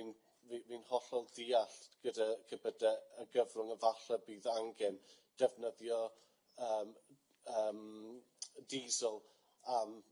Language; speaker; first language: Welsh; non-native, fluent; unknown